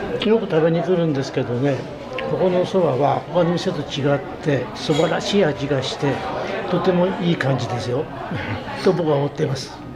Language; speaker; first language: Japanese; native; Japanese